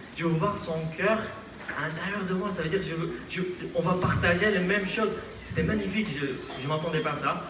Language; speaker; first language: French; non-native, fluent; Aramaic